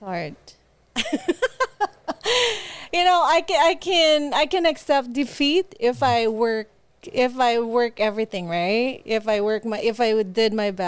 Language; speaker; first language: English; non-native, local second language; Hiligaynon